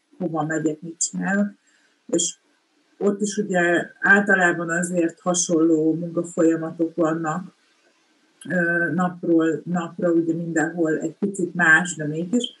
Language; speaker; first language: Hungarian; native; Hungarian